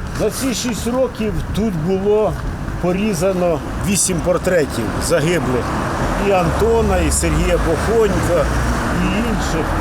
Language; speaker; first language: Ukrainian; native; Ukrainian